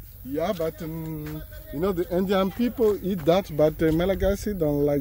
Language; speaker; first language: English; non-native, learner; Malagasy